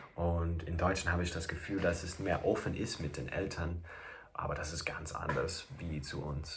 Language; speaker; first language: German; non-native, learner; English